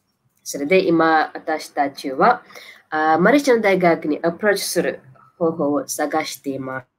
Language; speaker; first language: Japanese; non-native, learner; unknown